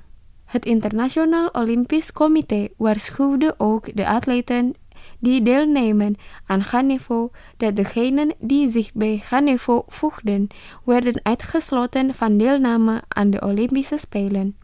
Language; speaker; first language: Dutch; non-native, fluent; Indonesian